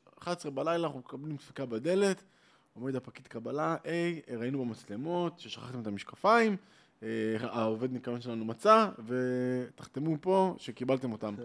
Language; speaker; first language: Hebrew; native; Hebrew